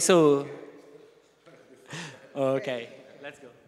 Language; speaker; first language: English; non-native, fluent; Italian